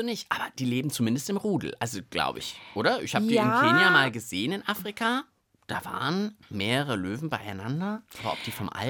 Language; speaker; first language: German; native; German